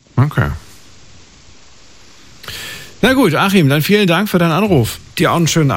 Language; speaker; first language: German; native; German